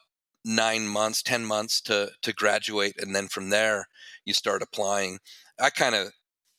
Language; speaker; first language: English; native; English